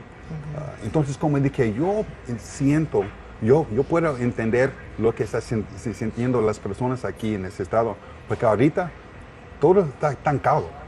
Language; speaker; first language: Spanish; non-native, learner; English